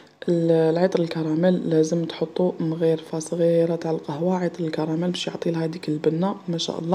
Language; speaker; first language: Arabic; native; Arabic